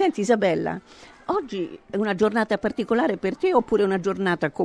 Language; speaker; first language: Italian; native; Italian